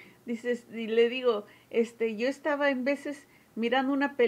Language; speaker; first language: Spanish; early bilingual, heritage; Spanish